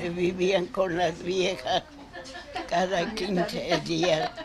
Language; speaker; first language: Spanish; native; Spanish